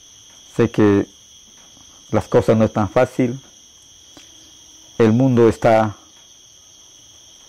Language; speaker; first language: Spanish; non-native, local second language; Shipibo-Conibo